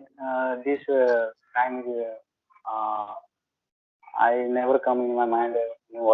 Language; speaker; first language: English; non-native, learner; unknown